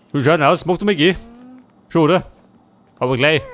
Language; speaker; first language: German; native; German